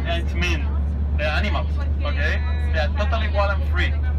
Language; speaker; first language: English; non-native, learner; Spanish